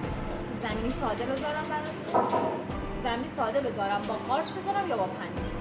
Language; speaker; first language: Persian; native; Persian